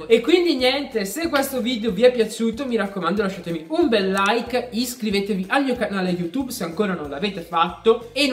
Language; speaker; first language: Italian; native; Italian